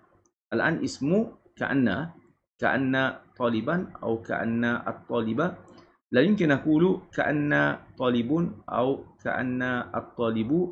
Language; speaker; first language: Arabic; non-native, fluent; Malay